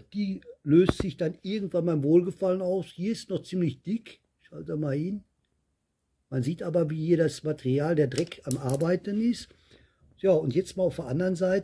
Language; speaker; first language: German; native; German